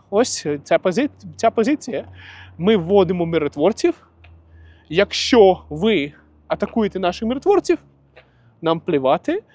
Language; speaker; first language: Ukrainian; non-native, local second language; Russian